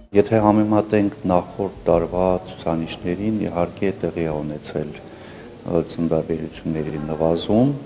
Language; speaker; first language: Armenian; native; Armenian